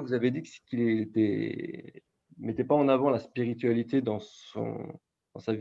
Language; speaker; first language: French; native; French